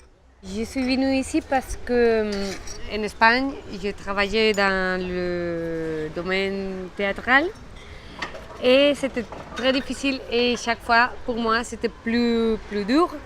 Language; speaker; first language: French; non-native, fluent; Spanish